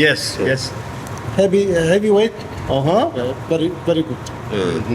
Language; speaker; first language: English; non-native, learner; Arabic